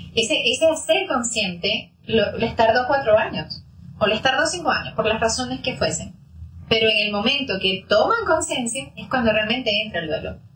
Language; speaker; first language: Spanish; native; Spanish